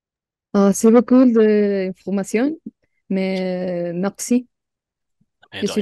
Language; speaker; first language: French; non-native, learner; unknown